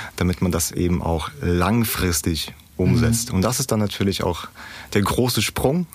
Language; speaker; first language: German; early bilingual, other home language; Russian